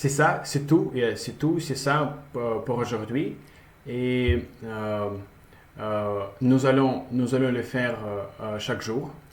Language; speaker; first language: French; non-native, learner; Russian